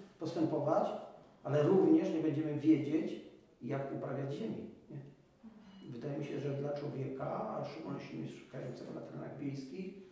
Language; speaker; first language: Polish; native; Polish